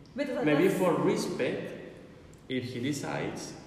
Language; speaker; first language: English; non-native, fluent; Spanish